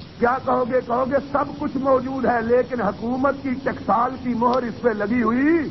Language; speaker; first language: Urdu; non-native, local second language; Punjabi